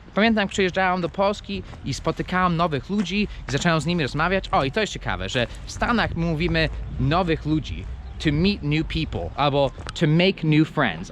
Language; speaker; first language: Polish; non-native, fluent; English